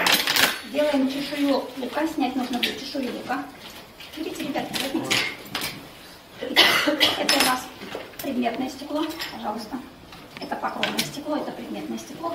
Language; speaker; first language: Russian; native; Russian